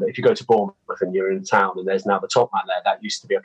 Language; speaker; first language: English; native; English